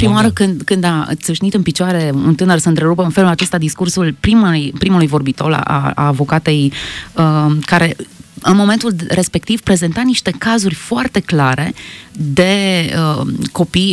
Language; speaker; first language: Romanian; native; Romanian